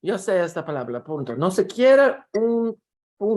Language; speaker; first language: Spanish; non-native, learner; Russian